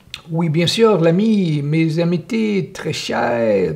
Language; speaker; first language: French; non-native, local second language; English